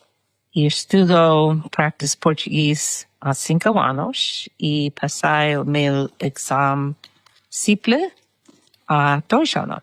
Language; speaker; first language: Portuguese; non-native, learner; English